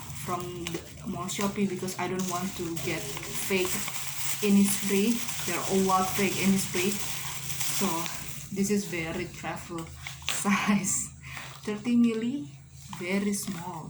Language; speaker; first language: English; non-native, learner; Indonesian